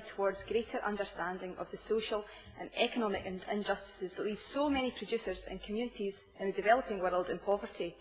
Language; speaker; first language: English; native; English